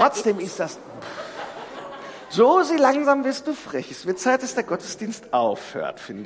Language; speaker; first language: German; native; German